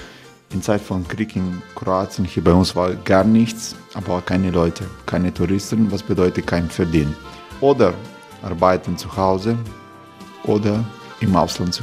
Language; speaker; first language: German; non-native, fluent; Croatian